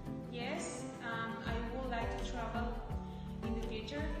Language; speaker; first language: English; non-native, fluent; Spanish